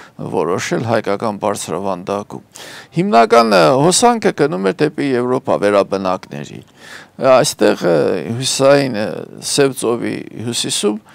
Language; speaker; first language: Armenian; native; Armenian